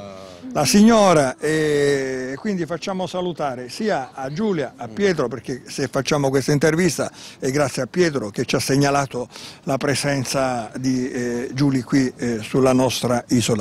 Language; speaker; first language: Italian; native; Italian